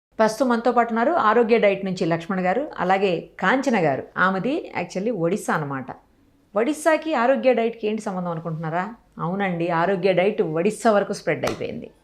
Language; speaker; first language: Telugu; native; Telugu